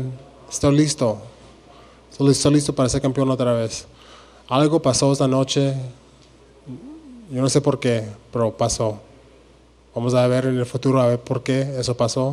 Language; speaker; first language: Spanish; early bilingual, heritage; Spanish